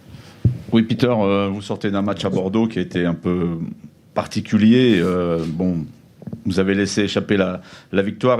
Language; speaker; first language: French; native; French